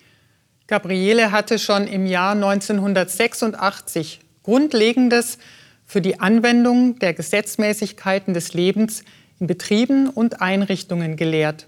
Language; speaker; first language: German; native; German